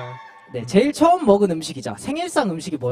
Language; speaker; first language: Korean; native; Korean